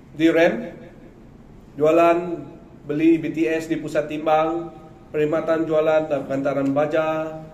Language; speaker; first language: Malay; non-native, local second language; Iban